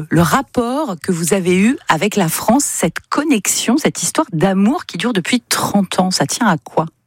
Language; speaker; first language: French; native; French